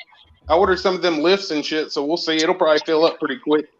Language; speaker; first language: English; native; English